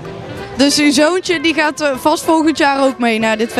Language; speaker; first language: Dutch; native; Dutch